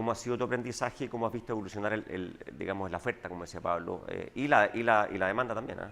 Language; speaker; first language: Spanish; native; Spanish